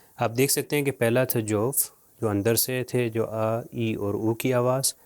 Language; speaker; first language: Urdu; native; Urdu